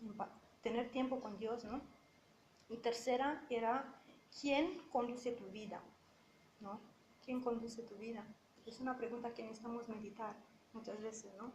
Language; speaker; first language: Spanish; non-native, fluent; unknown